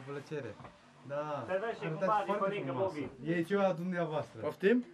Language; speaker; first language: Romanian; non-native, learner; Korean